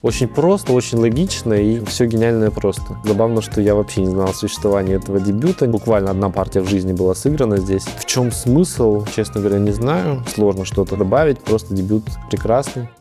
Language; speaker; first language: Russian; native; Russian